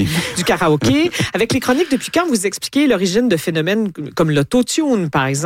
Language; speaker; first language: French; native; French